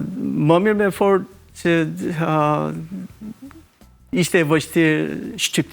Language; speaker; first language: Albanian; non-native, fluent; Korean